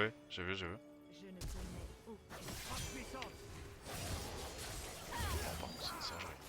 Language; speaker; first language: French; native; French